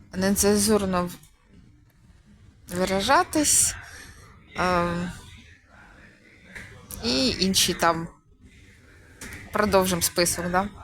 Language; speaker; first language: Ukrainian; native; Ukrainian